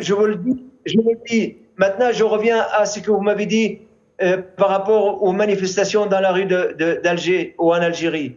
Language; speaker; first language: French; non-native, fluent; Arabic